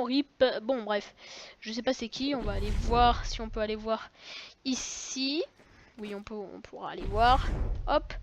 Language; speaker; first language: French; native; French